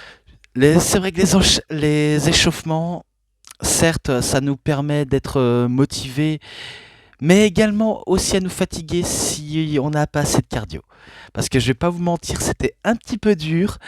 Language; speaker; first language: French; native; French